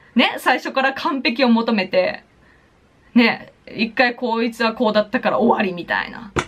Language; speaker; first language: Japanese; native; Japanese